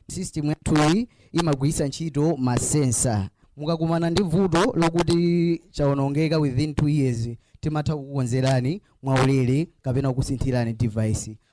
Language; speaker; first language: Nyanja; native; Nyanja